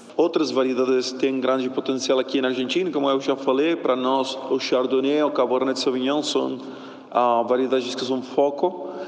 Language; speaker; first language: Portuguese; non-native, fluent; Spanish